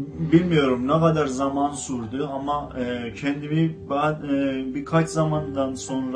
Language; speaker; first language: Turkish; non-native, fluent; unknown